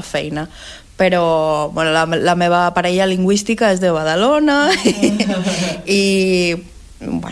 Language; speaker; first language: Catalan; non-native, fluent; Spanish